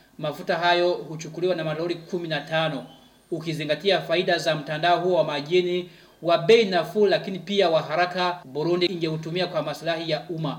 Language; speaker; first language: Swahili; non-native, local second language; Rundi